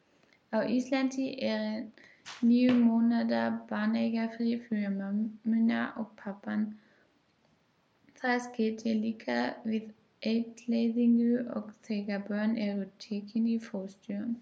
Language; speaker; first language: Icelandic; non-native, learner; German